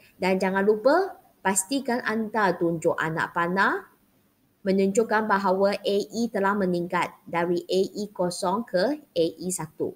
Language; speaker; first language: Malay; non-native, local second language; Chinese